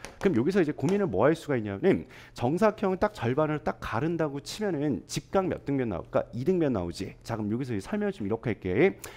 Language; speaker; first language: Korean; native; Korean